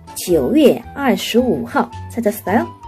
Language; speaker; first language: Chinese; non-native, fluent; Korean